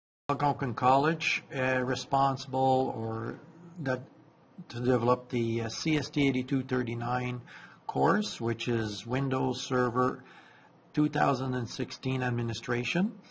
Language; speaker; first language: English; non-native, fluent; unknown